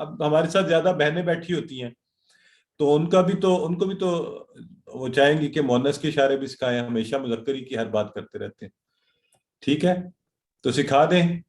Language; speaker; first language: Urdu; native; Urdu